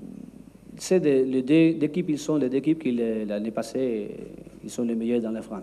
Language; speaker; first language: French; non-native, learner; Spanish